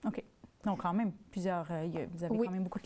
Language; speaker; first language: French; native; French